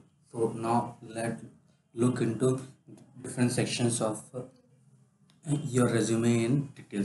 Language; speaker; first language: English; non-native, local second language; Hindi